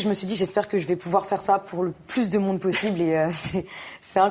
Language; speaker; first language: French; native; French